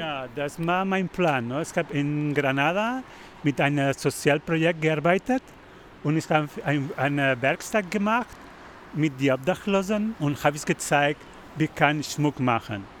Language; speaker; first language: German; non-native, learner; Spanish